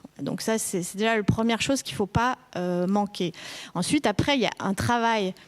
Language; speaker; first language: French; native; French